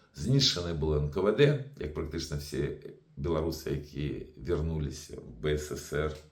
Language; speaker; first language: Belarusian; non-native, local second language; Russian